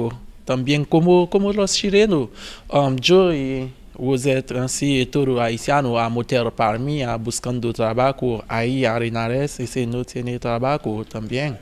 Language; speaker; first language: Spanish; non-native, learner; Haitian Creole